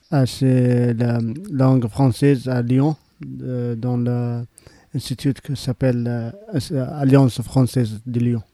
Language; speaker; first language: French; non-native, learner; Arabic